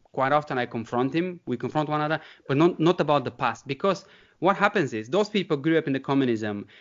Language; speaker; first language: English; non-native, fluent; Bulgarian